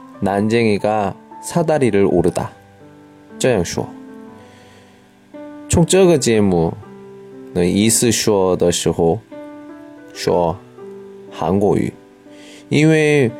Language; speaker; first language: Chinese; non-native, learner; Korean